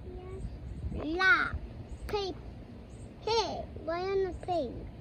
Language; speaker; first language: English; early bilingual, other home language; Bangla